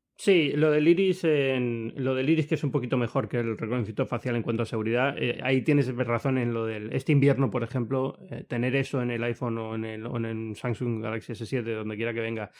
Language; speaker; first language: Spanish; native; Spanish